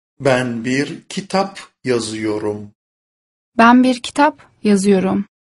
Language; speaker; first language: Turkish; non-native, fluent; Persian